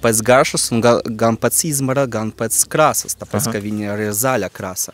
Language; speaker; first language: Latvian; non-native, local second language; Russian